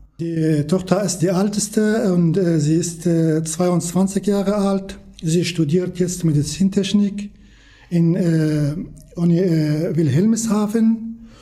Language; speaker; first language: German; non-native, learner; Kurdish